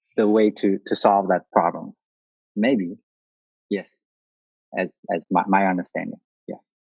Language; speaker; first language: English; non-native, learner; Chinese